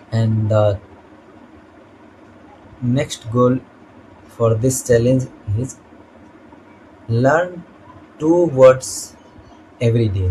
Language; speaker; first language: English; non-native, learner; Hindi